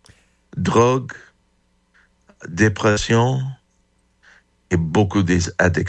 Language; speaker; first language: French; non-native, fluent; English